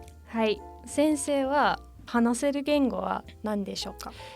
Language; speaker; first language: Japanese; non-native, learner; English